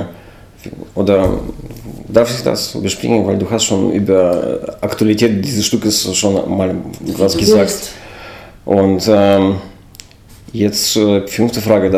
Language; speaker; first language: German; non-native, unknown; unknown